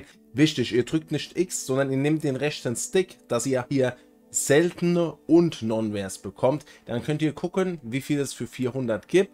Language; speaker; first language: German; native; German